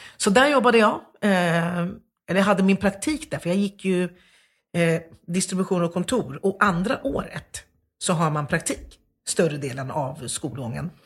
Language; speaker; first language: Swedish; native; Swedish